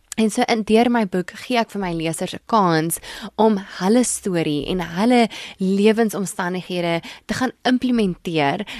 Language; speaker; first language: Afrikaans; native; Afrikaans